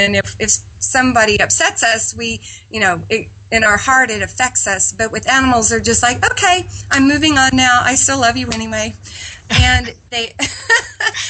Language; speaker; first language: English; native; English